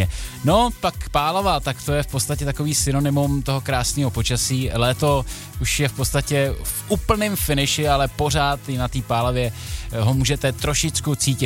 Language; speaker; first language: Czech; native; Czech